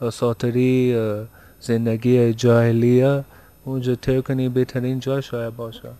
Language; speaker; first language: Persian; early bilingual, heritage; Persian